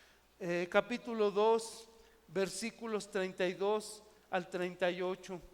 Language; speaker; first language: Spanish; native; Spanish